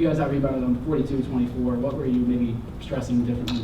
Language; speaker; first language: English; native; English